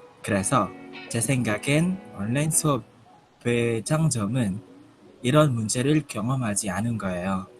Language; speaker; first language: Korean; non-native, learner; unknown